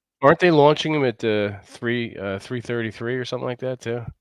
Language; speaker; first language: English; native; English